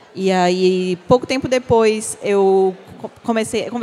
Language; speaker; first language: Portuguese; native; Portuguese